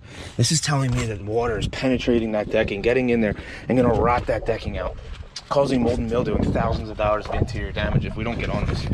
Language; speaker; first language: English; native; English